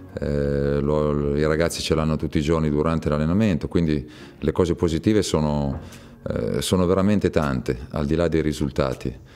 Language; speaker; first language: Italian; native; Italian